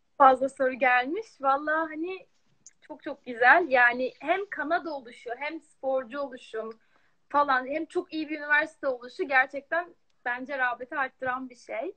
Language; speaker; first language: Turkish; native; Turkish